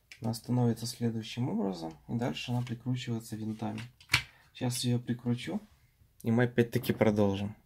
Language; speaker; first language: Russian; native; Russian